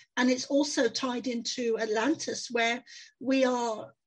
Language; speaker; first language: English; native; English